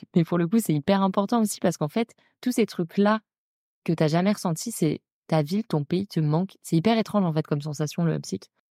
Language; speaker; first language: French; native; French